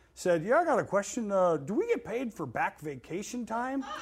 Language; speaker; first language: English; native; English